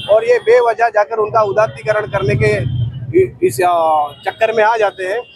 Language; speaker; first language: Hindi; non-native, local second language; Marathi